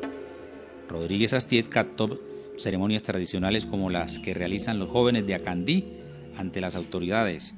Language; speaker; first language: Spanish; native; Spanish